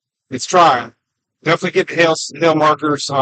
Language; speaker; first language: English; native; English